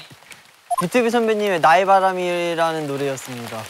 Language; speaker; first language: Korean; non-native, fluent; Thai